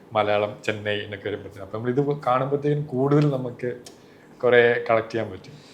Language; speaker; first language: Malayalam; native; Malayalam